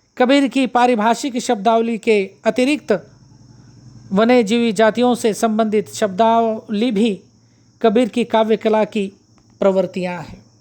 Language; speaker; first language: Hindi; non-native, local second language; Marathi